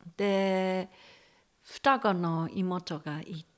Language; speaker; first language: Japanese; non-native, fluent; English